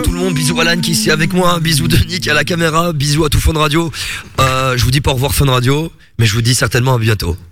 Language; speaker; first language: French; native; French